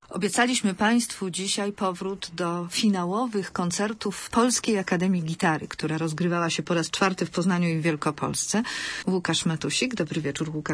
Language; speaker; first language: Polish; native; Polish